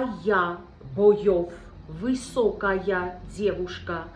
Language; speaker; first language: Russian; non-native, fluent; Armenian